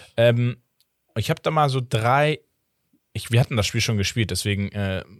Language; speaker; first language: German; early bilingual, other home language; Portuguese